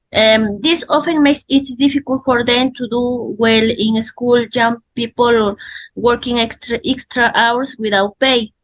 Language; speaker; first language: English; non-native, learner; Spanish